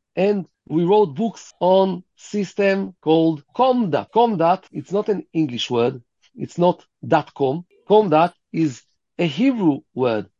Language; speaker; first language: English; early bilingual, heritage; Hebrew